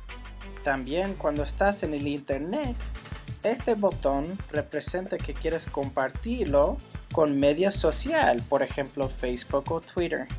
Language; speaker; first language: Spanish; non-native, fluent; English